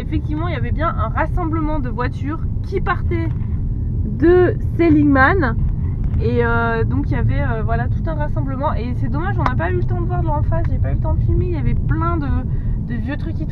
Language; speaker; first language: French; native; French